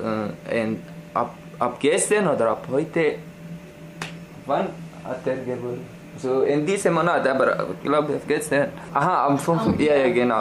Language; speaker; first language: German; non-native, learner; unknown